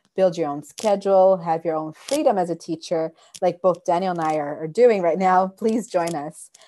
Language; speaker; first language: English; non-native, fluent; Portuguese